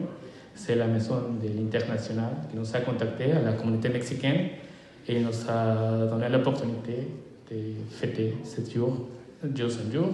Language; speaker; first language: French; non-native, fluent; Spanish